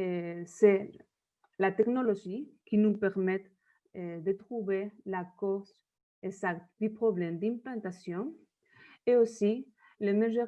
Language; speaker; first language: French; non-native, fluent; Spanish